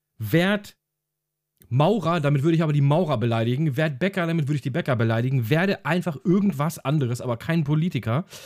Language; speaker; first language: German; early bilingual, other home language; Hungarian